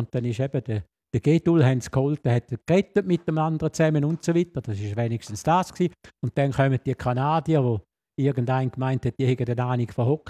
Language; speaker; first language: German; native; German